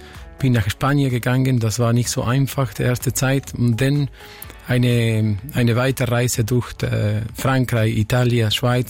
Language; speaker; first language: German; non-native, fluent; Spanish